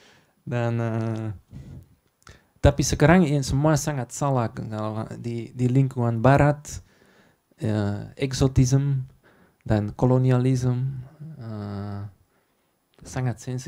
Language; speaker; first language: Indonesian; non-native, learner; Dutch